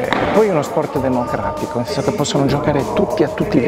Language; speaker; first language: Italian; native; Italian